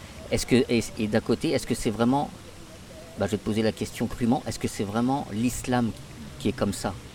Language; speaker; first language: French; native; French